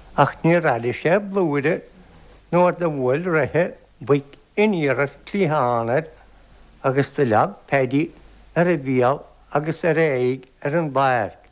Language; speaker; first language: Irish; native; Irish